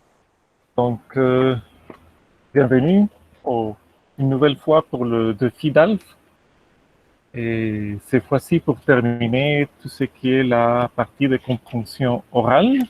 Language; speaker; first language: French; non-native, fluent; Spanish